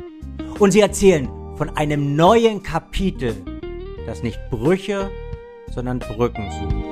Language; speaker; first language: German; native; German